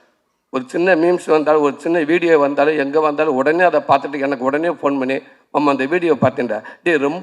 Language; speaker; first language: Tamil; native; Tamil